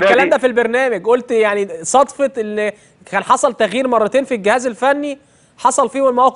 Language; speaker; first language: Arabic; native; Arabic